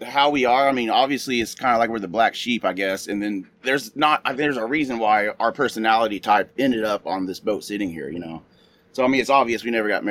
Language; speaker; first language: English; native; English